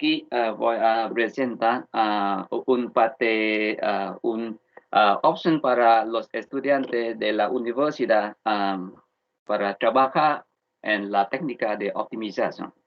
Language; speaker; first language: Spanish; non-native, learner; Vietnamese